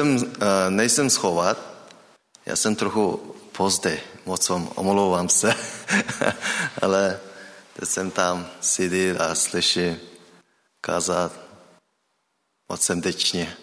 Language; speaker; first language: Czech; non-native, learner; Mongolian